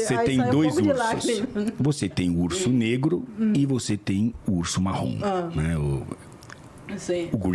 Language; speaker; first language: Portuguese; native; Portuguese